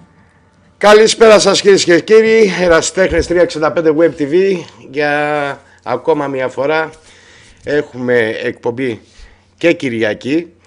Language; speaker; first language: Greek; native; Greek